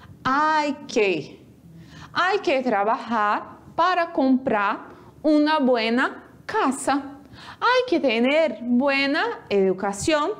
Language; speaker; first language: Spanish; non-native, fluent; Portuguese